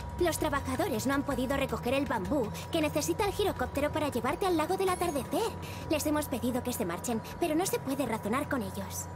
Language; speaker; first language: Spanish; native; Spanish